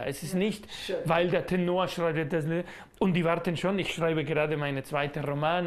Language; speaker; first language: German; non-native, learner; Spanish